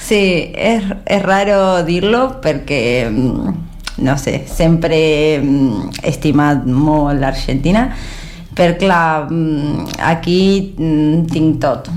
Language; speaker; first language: Catalan; non-native, learner; Spanish